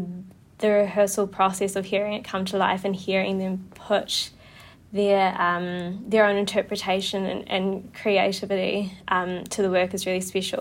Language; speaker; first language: English; native; English